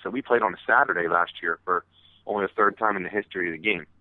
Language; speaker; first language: English; native; English